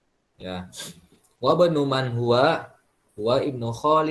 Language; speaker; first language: Arabic; non-native, fluent; Indonesian